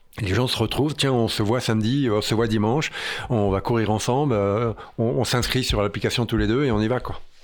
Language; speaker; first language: French; native; French